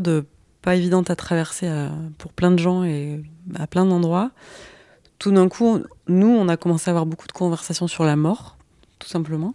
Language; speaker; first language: French; native; French